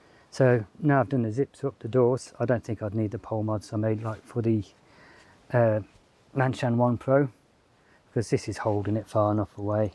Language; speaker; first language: English; native; English